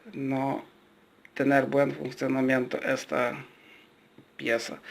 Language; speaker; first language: Spanish; non-native, learner; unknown